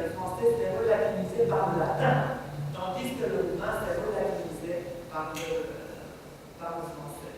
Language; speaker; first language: French; non-native, fluent; Romanian